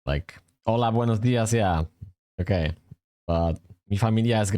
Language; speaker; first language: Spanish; non-native, learner; English